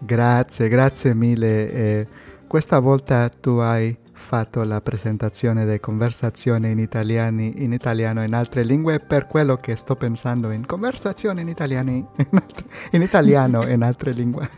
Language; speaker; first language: Italian; non-native, learner; Spanish